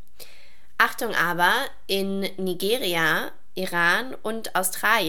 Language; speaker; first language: German; native; German